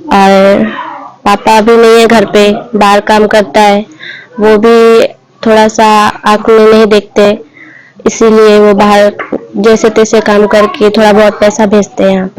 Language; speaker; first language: Hindi; non-native, local second language; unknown